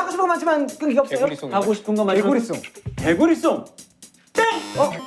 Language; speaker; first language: Korean; native; Korean